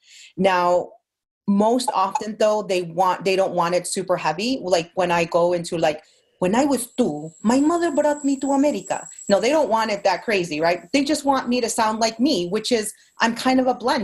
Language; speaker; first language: English; early bilingual, other home language; Spanish